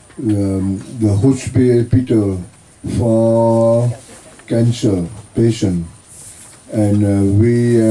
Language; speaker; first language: English; non-native, learner; Vietnamese